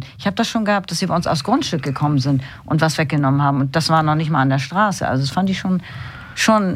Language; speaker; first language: German; native; German